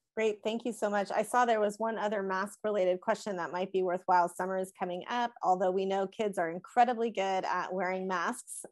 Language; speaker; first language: English; native; English